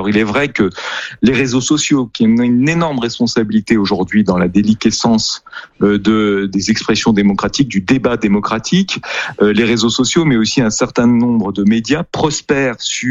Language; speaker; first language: French; native; French